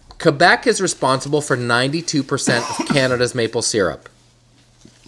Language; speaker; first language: English; native; English